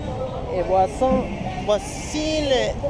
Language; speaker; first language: French; non-native, learner; Spanish